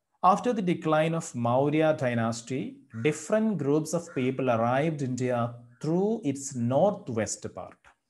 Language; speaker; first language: English; non-native, local second language; Malayalam